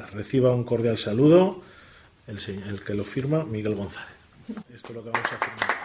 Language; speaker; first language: Spanish; native; Spanish